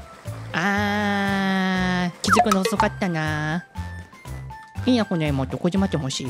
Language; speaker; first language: Japanese; native; Japanese